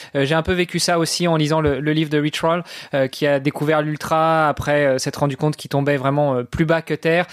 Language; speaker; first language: French; native; French